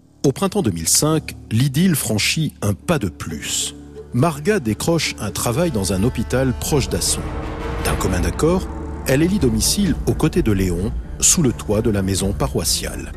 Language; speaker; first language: French; native; French